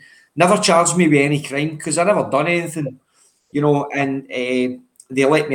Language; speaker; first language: English; native; English